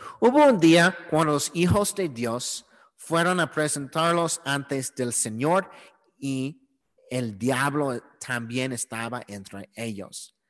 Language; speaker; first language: Spanish; non-native, learner; English